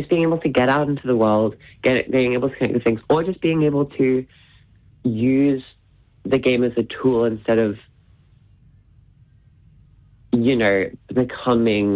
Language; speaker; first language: English; native; English